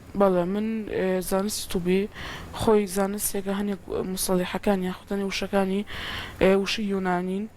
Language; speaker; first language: Central Kurdish; native; Central Kurdish